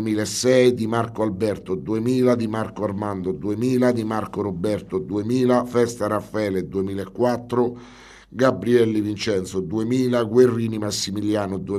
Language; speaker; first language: Italian; native; Italian